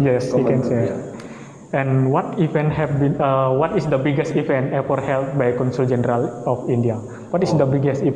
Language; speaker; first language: English; non-native, learner; Indonesian